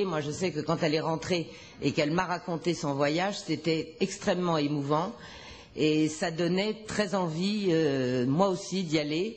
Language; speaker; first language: French; native; French